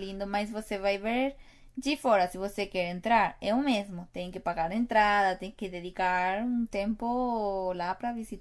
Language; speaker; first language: Portuguese; non-native, fluent; Spanish